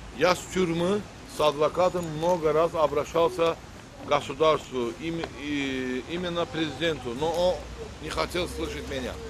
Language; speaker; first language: Russian; non-native, local second language; Azerbaijani